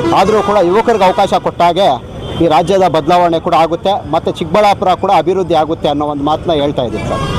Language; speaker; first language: Kannada; native; Kannada